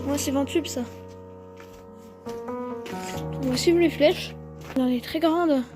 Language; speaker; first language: French; native; French